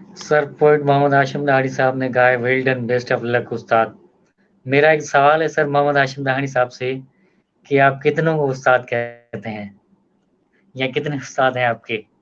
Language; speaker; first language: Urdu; non-native, local second language; Sindhi